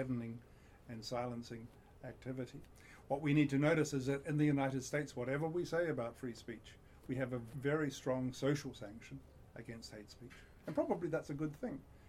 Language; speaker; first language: English; native; English